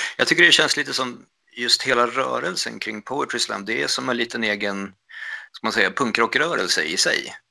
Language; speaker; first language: Swedish; native; Swedish